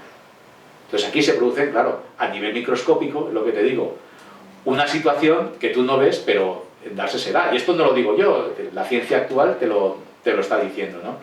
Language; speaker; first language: Spanish; native; Spanish